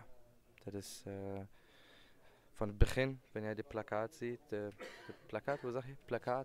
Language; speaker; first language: Dutch; non-native, fluent; German